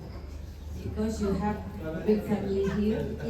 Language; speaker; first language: English; non-native, learner; Indonesian